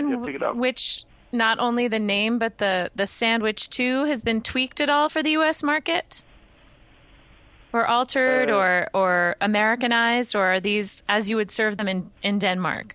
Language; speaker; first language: English; native; English